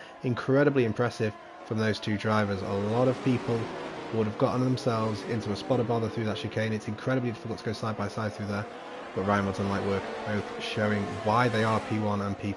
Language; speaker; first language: English; native; English